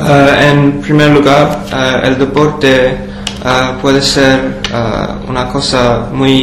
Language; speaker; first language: Spanish; non-native, learner; English